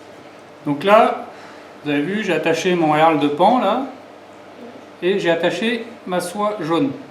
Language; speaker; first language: French; native; French